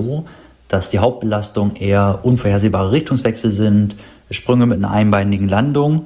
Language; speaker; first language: German; native; German